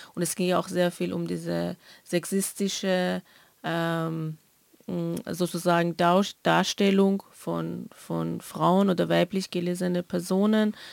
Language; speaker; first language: German; non-native, fluent; Persian